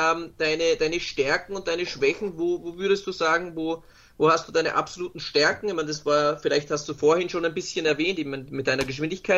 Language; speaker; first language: German; native; German